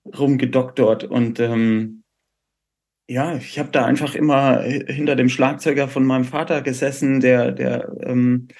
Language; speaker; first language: German; native; German